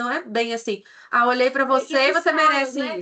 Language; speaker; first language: Portuguese; native; Portuguese